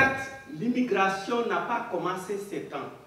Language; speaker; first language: French; non-native, local second language; Wolof